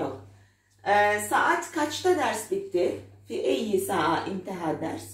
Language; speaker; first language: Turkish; non-native, fluent; Arabic